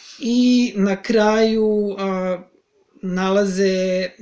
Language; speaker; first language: Serbian; native; Serbian